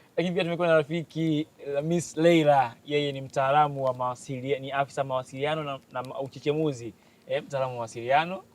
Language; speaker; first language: Swahili; native; Swahili